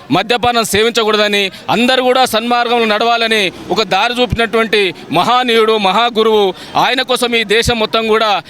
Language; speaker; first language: Telugu; non-native, local second language; Lambadi